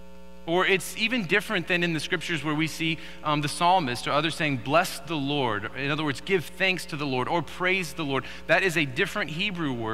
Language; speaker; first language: English; native; English